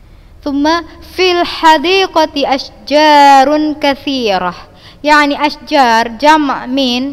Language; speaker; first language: Arabic; non-native, fluent; Indonesian